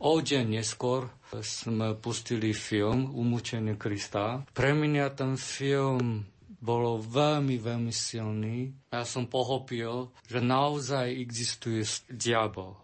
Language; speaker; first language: Slovak; non-native, learner; Chinese